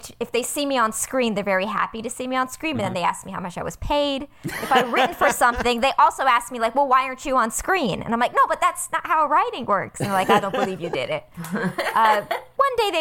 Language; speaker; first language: English; early bilingual, other home language; Persian